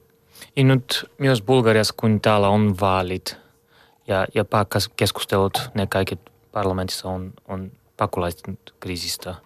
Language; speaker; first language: Finnish; non-native, learner; Bulgarian